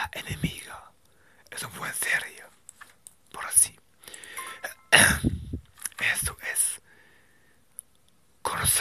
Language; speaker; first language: Spanish; non-native, learner; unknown